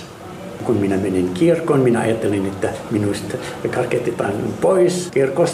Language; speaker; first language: Finnish; non-native, fluent; Arabic